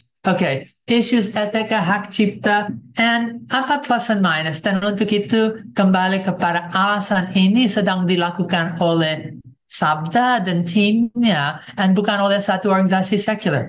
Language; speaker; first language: Indonesian; non-native, fluent; English